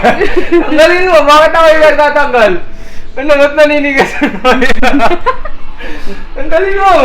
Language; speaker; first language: Filipino; non-native, local second language; Cebuano